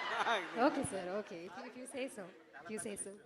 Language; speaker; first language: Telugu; non-native, learner; Malayalam